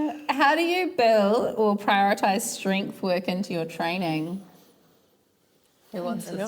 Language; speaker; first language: English; native; English